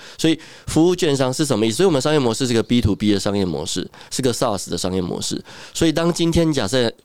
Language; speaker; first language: Chinese; native; Chinese